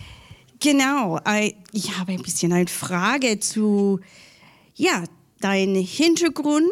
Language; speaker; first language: German; non-native, fluent; English